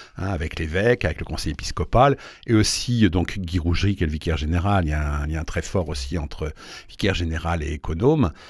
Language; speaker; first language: French; native; French